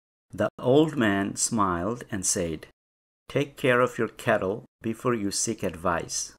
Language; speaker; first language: English; non-native, local second language; Bangla